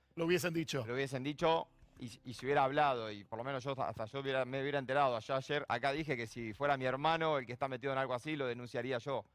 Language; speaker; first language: Spanish; native; Spanish